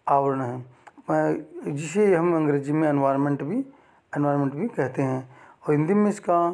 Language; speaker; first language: Hindi; native; Hindi